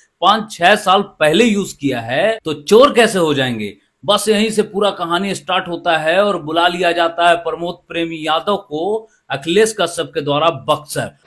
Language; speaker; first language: Hindi; non-native, local second language; Magahi